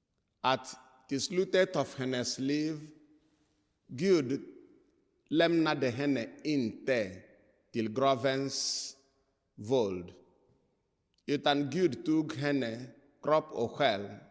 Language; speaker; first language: Swedish; non-native, fluent; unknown